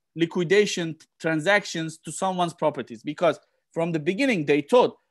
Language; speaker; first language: English; non-native, fluent; Turkish